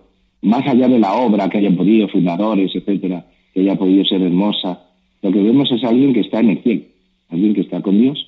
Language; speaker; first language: Spanish; native; Spanish